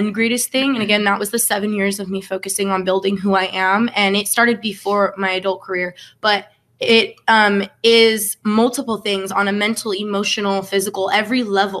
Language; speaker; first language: English; native; English